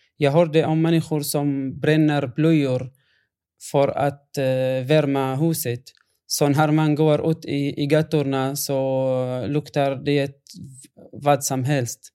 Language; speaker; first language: Swedish; non-native, fluent; Arabic